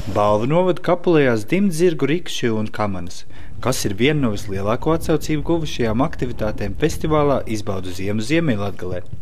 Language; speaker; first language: Latvian; native; Latvian